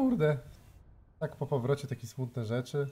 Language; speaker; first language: Polish; native; Polish